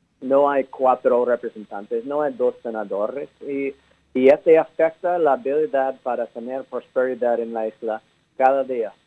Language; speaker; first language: Spanish; early bilingual, heritage; English